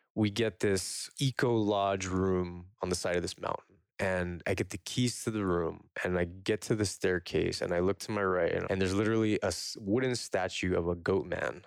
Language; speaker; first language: English; native; English